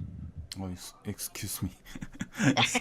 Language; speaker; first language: English; non-native, learner; Korean